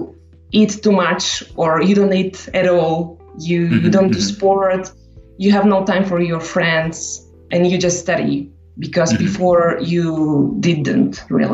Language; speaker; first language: English; non-native, fluent; Slovak